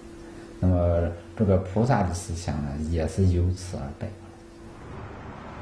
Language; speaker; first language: Chinese; native; Chinese